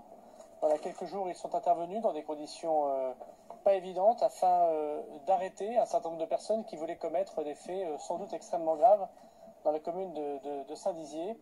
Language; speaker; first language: French; native; French